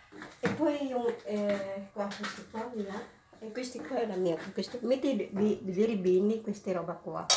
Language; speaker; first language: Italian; non-native, learner; Filipino